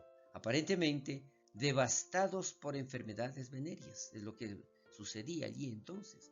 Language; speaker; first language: Spanish; native; Spanish